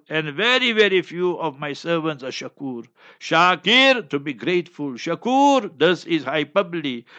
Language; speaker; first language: English; early bilingual, other home language; Hindi